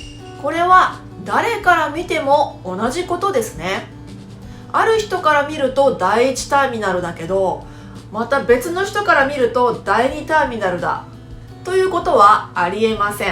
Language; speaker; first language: Japanese; native; Japanese